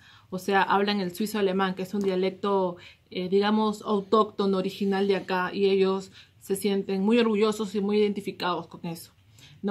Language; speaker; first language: Spanish; native; Spanish